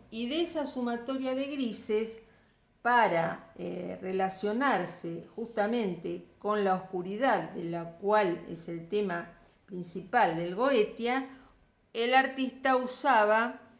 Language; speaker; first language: Spanish; native; Spanish